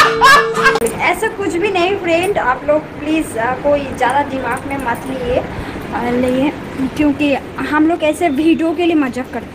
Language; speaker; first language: Hindi; non-native, local second language; Bangla